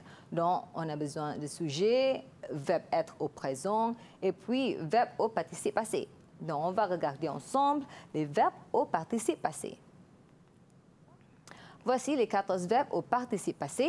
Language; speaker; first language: French; non-native, fluent; Malay